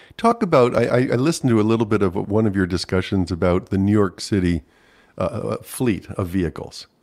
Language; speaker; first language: English; native; English